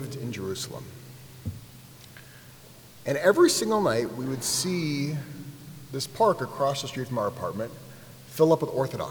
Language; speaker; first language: English; native; English